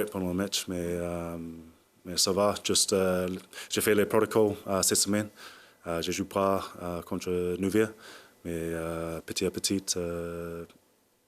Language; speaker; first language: French; non-native, learner; English